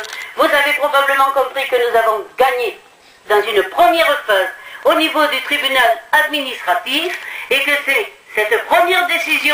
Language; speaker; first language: French; native; French